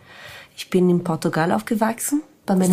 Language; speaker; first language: German; non-native, fluent; Portuguese